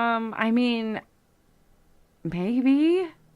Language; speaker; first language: English; native; English